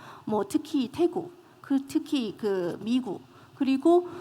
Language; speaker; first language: Korean; non-native, fluent; Chinese